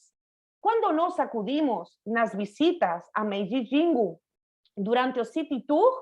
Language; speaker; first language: Portuguese; non-native, fluent; Spanish